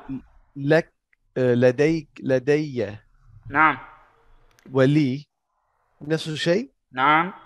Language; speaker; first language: Arabic; non-native, learner; English